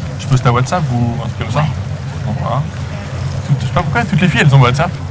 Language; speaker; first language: French; native; French